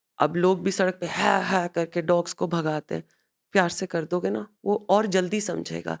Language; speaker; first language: Hindi; non-native, local second language; Punjabi